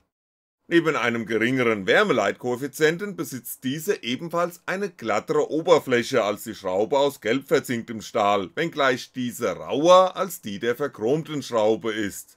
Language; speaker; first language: German; native; German